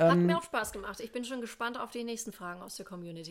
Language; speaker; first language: German; native; German